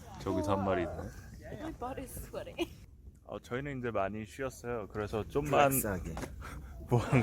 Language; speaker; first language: Korean; native; Korean